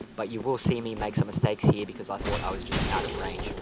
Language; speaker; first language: English; native; English